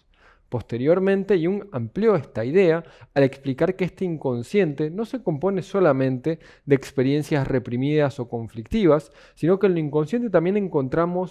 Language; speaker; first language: Spanish; native; Spanish